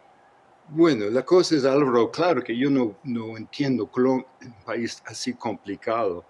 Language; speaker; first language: Spanish; non-native, fluent; English